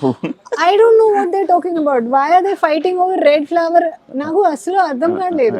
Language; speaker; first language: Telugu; non-native, local second language; Hindi